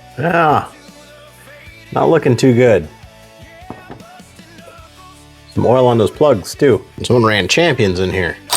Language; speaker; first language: English; native; English